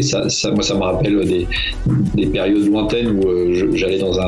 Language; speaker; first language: French; native; French